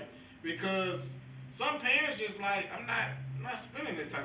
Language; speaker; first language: English; native; English